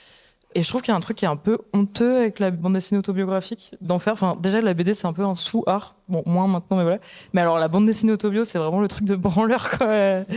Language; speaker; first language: French; native; French